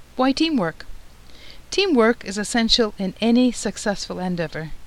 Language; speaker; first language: English; non-native, fluent; Turkish